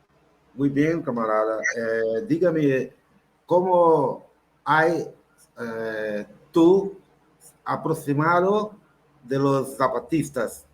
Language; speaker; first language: Spanish; non-native, local second language; Portuguese